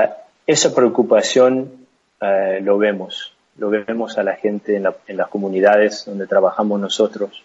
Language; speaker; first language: Spanish; non-native, fluent; English